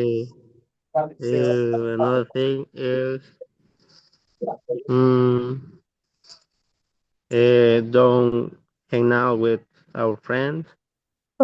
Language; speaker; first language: English; non-native, learner; Spanish